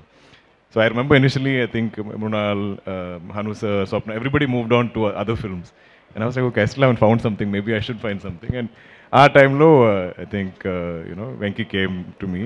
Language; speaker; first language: Telugu; non-native, learner; Malayalam